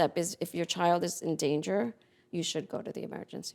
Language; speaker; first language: English; native; English